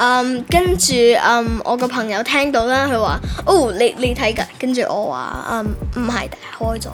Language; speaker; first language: Cantonese; early bilingual, heritage; Cantonese